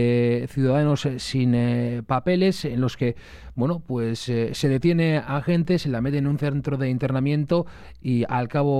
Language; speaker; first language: Spanish; native; Spanish